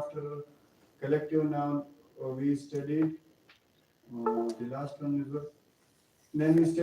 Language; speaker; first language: English; non-native, learner; Pashto